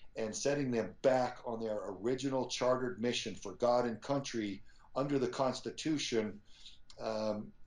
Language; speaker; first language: English; native; English